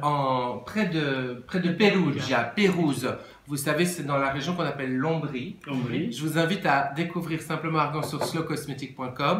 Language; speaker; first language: French; native; French